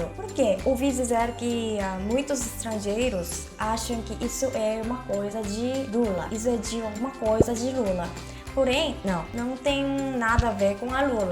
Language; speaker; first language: Portuguese; non-native, fluent; Korean